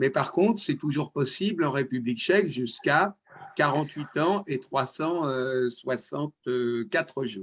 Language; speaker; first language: French; native; French